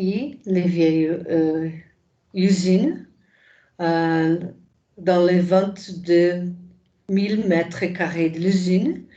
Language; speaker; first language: French; non-native, fluent; Portuguese